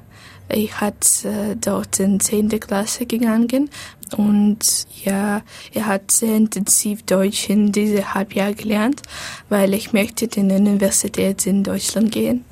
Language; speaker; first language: German; non-native, learner; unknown